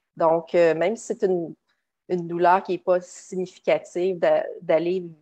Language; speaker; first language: French; native; French